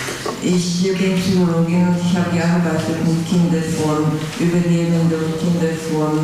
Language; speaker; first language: German; non-native, fluent; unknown